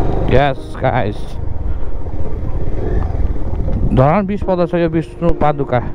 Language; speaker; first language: Nepali; native; Nepali